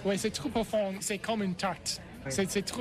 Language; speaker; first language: French; non-native, fluent; English